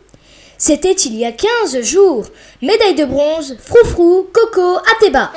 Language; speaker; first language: French; native; French